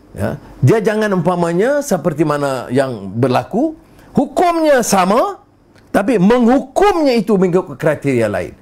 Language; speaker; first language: Malay; native; Malay